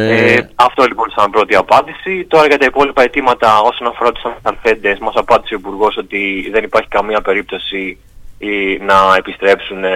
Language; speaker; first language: Greek; native; Greek